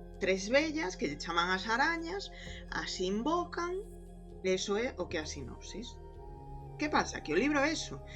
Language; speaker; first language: Galician; non-native, local second language; Spanish